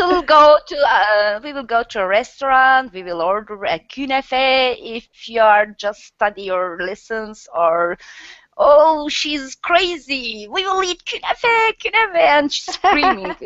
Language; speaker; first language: English; non-native, learner; Turkish